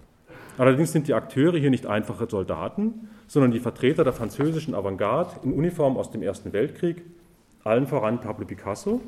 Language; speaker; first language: German; native; German